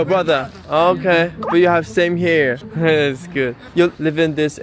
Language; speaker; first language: English; non-native, learner; Chinese